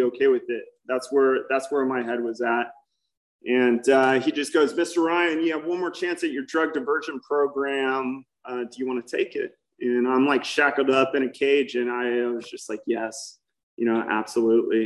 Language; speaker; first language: English; native; English